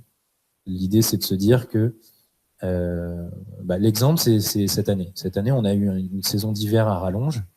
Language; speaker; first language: French; native; French